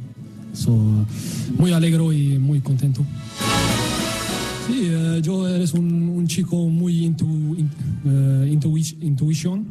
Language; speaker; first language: Spanish; non-native, learner; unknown